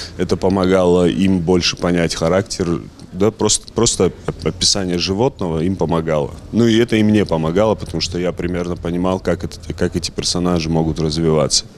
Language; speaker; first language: Russian; native; Russian